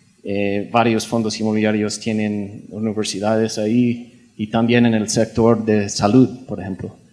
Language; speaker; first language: Spanish; non-native, fluent; English